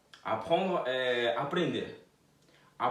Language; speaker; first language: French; non-native, fluent; Portuguese